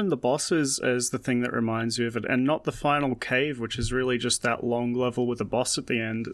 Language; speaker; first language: English; native; English